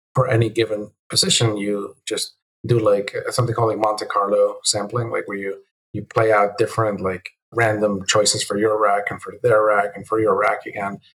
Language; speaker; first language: English; early bilingual, other home language; Spanish